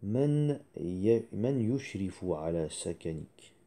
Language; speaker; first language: Arabic; non-native, fluent; French